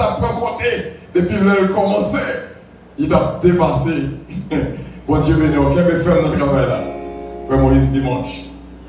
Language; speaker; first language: French; non-native, local second language; Haitian Creole